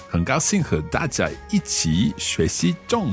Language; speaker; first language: Chinese; non-native, learner; English